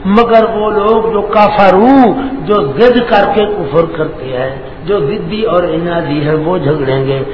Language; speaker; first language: Urdu; non-native, local second language; Punjabi